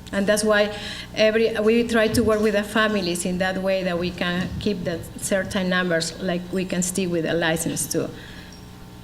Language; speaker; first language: English; non-native, learner; Spanish